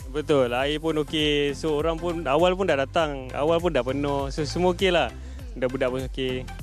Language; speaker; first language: Malay; native; Malay